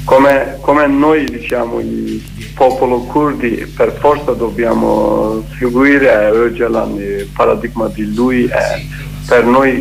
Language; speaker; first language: Italian; non-native, learner; Kurdish